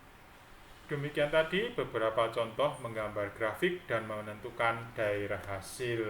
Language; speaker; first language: Indonesian; native; Indonesian